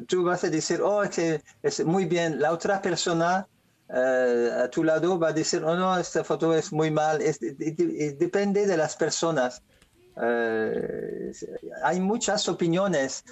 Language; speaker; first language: Spanish; non-native, learner; French